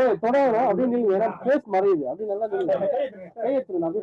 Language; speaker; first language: Tamil; native; Tamil